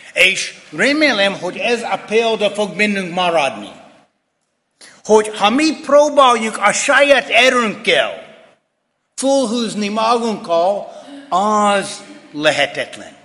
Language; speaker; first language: Hungarian; non-native, fluent; English